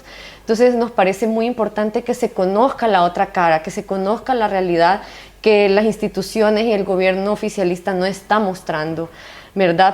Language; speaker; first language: Spanish; native; Spanish